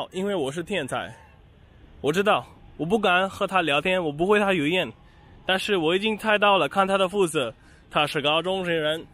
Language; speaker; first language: Chinese; non-native, fluent; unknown